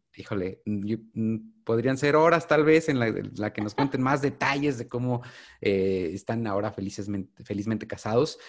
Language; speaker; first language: Spanish; native; Spanish